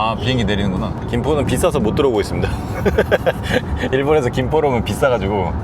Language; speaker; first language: Korean; native; Korean